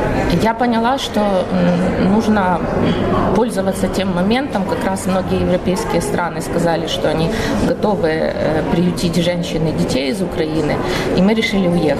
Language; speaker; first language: Russian; native; Russian